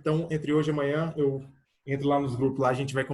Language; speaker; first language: Portuguese; native; Portuguese